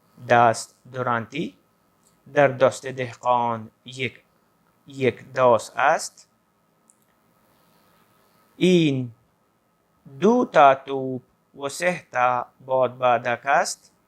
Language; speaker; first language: Persian; non-native, fluent; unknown